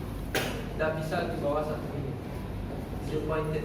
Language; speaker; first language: Indonesian; non-native, learner; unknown